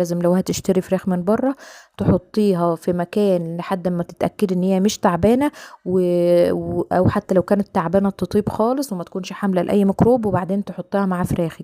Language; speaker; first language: Arabic; native; Arabic